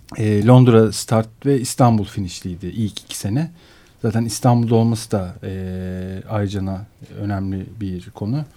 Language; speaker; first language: Turkish; native; Turkish